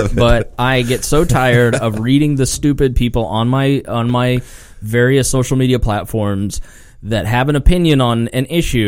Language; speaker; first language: English; native; English